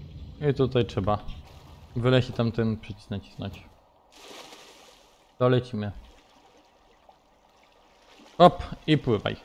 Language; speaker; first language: Polish; native; Polish